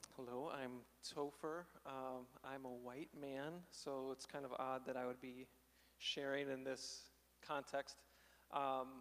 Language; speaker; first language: English; native; English